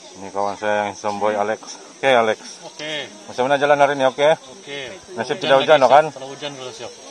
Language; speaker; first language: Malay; non-native, local second language; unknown